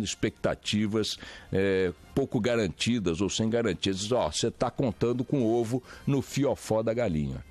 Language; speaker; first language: Portuguese; native; Portuguese